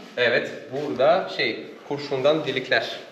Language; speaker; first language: Turkish; non-native, fluent; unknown